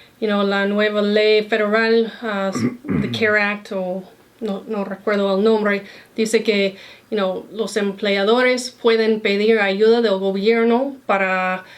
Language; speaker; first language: Spanish; non-native, fluent; English